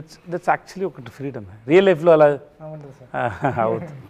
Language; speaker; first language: Telugu; non-native, learner; Tamil